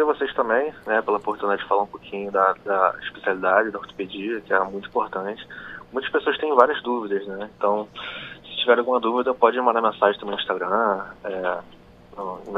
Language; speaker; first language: Portuguese; native; Portuguese